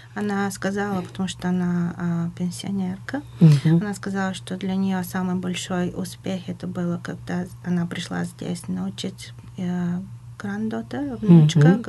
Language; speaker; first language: Russian; non-native, fluent; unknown